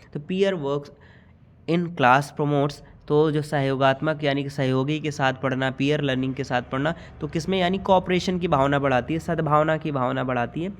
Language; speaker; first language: Hindi; native; Hindi